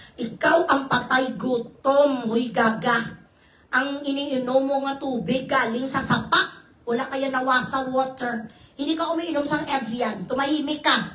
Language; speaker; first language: Filipino; non-native, local second language; Hiligaynon